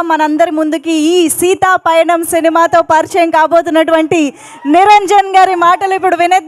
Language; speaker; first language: Telugu; native; Telugu